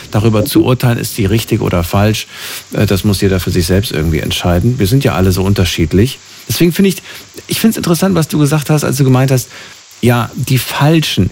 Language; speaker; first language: German; native; German